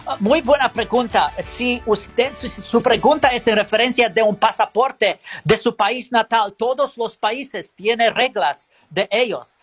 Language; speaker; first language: Spanish; non-native, learner; English